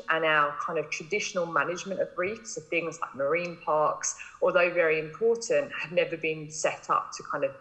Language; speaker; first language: English; native; English